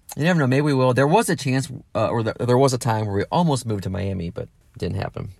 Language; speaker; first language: English; native; English